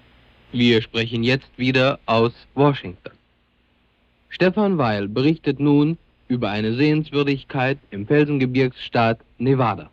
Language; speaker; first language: German; native; German